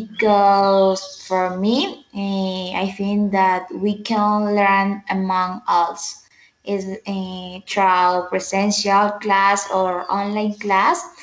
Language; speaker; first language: English; non-native, learner; Spanish